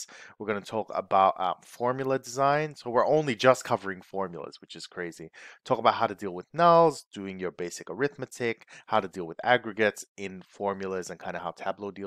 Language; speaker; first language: English; native; English